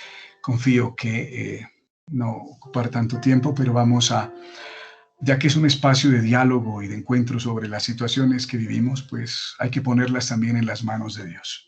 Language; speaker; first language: Spanish; native; Spanish